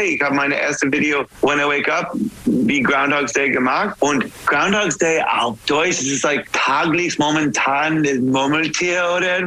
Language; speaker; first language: German; non-native, learner; English